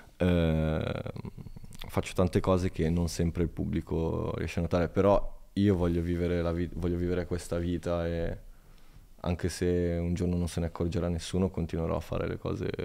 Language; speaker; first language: Italian; native; Italian